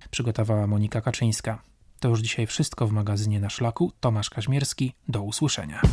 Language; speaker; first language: Polish; native; Polish